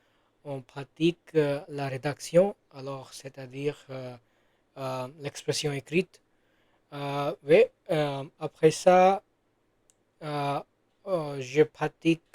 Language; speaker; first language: French; non-native, learner; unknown